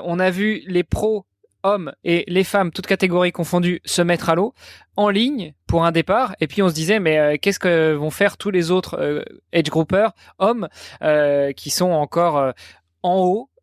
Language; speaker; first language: French; native; French